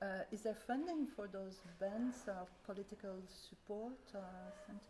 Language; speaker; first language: English; non-native, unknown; French